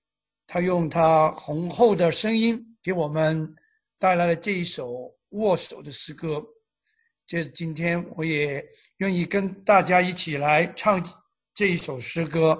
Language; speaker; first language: Chinese; native; Chinese